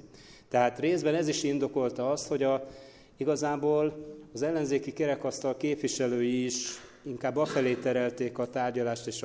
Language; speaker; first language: Hungarian; native; Hungarian